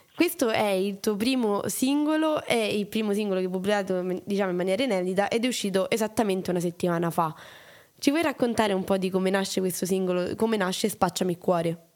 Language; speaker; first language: Italian; native; Italian